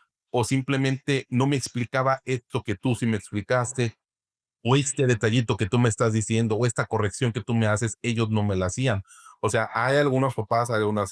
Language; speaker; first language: Spanish; native; Spanish